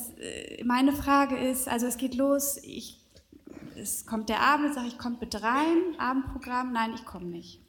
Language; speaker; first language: German; native; German